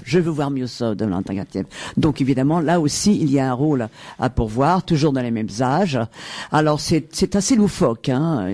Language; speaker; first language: French; native; French